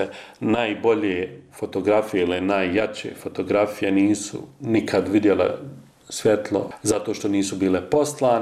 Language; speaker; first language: Croatian; native; Croatian